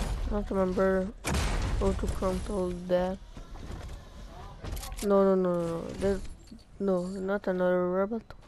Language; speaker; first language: English; non-native, learner; French